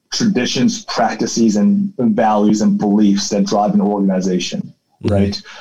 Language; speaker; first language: English; early bilingual, other home language; Chinese